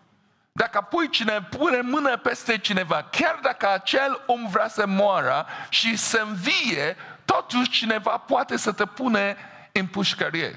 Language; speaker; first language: Romanian; non-native, fluent; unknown